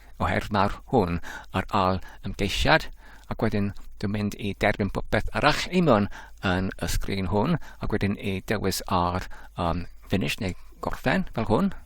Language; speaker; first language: Welsh; non-native, learner; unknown